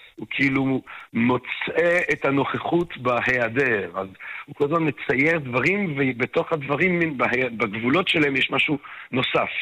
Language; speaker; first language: Hebrew; non-native, fluent; French